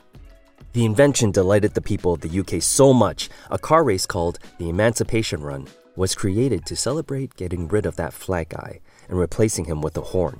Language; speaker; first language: English; native; English